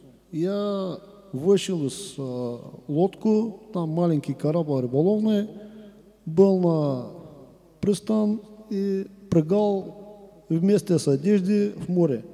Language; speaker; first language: Russian; non-native, learner; Bulgarian